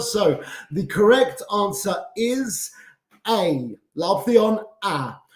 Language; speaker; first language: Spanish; non-native, fluent; English